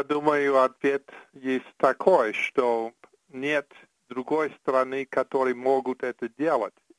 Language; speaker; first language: Russian; non-native, fluent; English